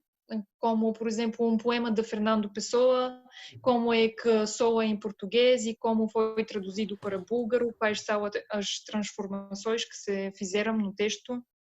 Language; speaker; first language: Portuguese; non-native, fluent; Bulgarian